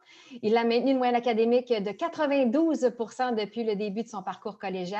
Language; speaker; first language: French; native; French